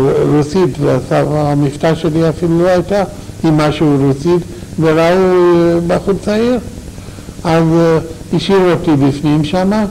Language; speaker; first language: Hebrew; non-native, fluent; Romanian